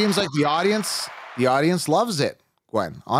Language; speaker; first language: English; native; English